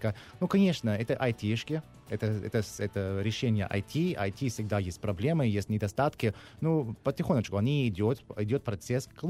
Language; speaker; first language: Russian; non-native, learner; English